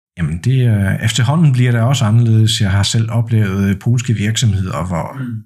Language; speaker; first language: Danish; non-native, fluent; Polish